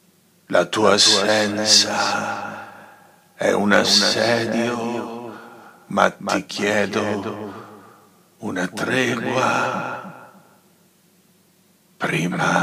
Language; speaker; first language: Italian; native; Italian